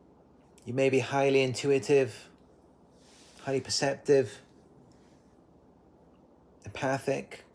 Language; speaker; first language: English; native; English